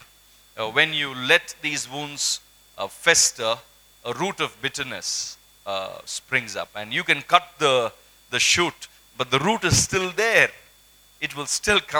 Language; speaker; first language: English; non-native, local second language; Malayalam